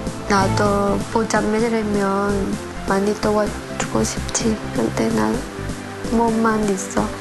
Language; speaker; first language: Korean; non-native, learner; Vietnamese